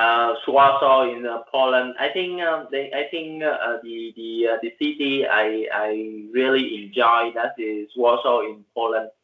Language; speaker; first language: English; non-native, learner; Vietnamese